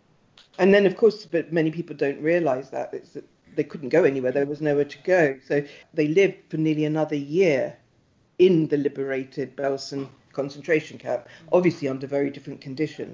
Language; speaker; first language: English; native; English